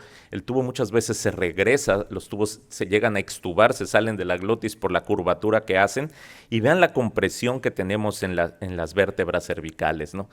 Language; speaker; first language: Spanish; native; Spanish